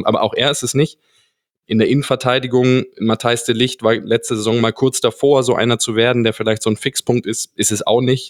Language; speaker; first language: German; native; German